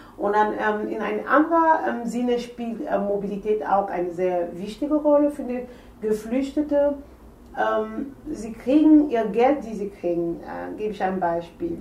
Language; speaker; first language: German; non-native, fluent; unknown